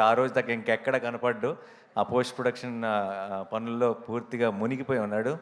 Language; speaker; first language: Telugu; native; Telugu